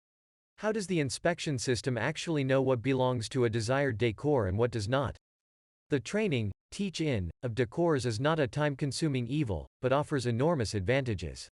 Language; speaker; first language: English; non-native, fluent; German